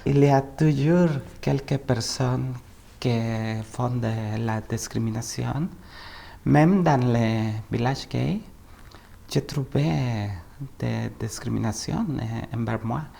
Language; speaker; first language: French; non-native, fluent; Spanish